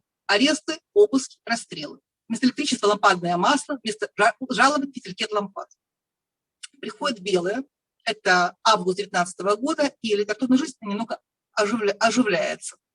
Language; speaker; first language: Russian; native; Russian